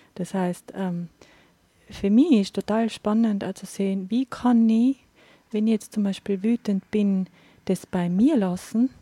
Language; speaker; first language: German; native; German